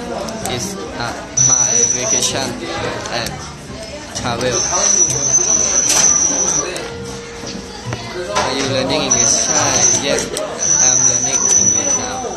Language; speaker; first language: English; non-native, learner; Thai